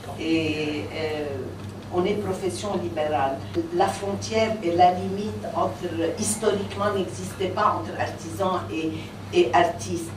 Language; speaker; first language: French; non-native, local second language; Arabic